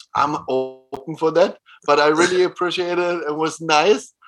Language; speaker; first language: English; non-native, fluent; German